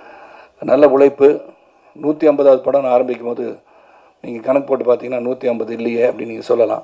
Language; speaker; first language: Tamil; native; Tamil